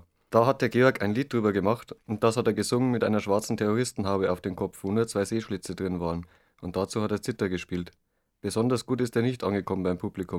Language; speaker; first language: German; native; German